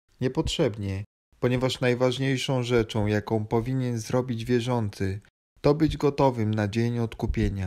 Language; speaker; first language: Polish; native; Polish